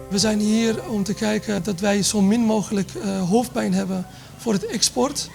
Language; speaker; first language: Dutch; early bilingual, other home language; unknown